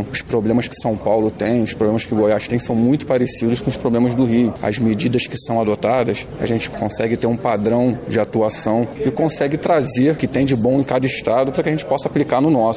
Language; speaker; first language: Portuguese; native; Portuguese